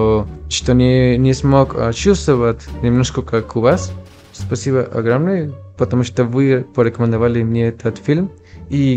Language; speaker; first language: Russian; non-native, fluent; Spanish